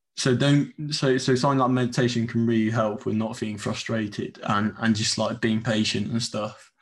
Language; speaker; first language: English; non-native, fluent; Spanish